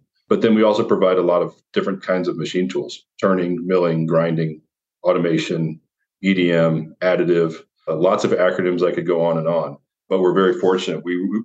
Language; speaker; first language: English; native; English